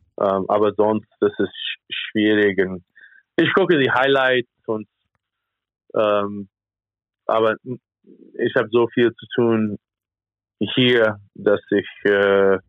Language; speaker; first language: German; non-native, fluent; English